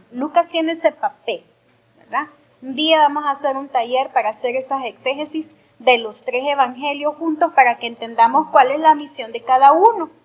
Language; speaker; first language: Spanish; native; Spanish